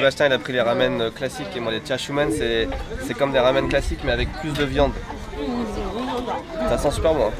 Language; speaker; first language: French; native; French